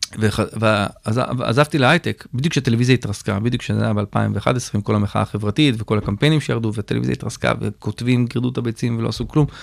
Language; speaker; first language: Hebrew; native; Hebrew